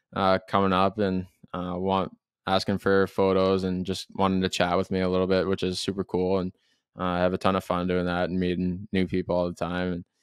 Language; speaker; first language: English; native; English